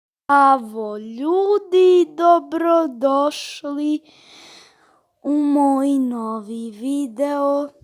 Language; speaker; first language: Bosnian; early bilingual, heritage; Croatian